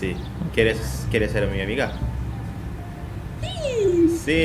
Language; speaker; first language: Spanish; non-native, learner; Italian